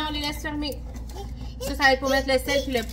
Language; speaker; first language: French; native; French